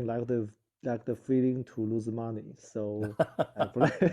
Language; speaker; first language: English; non-native, learner; Chinese